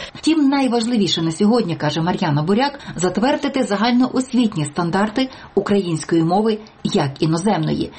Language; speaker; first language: Ukrainian; native; Ukrainian